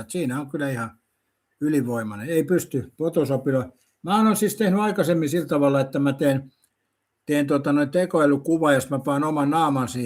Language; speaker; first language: Finnish; native; Finnish